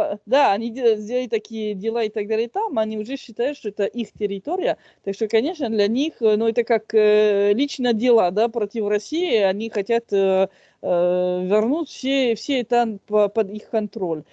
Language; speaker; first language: Russian; non-native, fluent; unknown